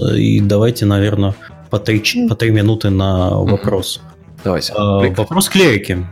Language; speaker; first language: Russian; native; Russian